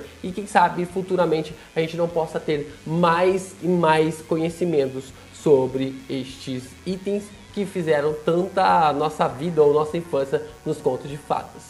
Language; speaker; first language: Portuguese; native; Portuguese